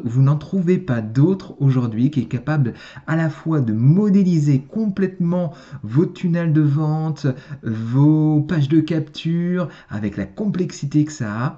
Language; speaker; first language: French; native; French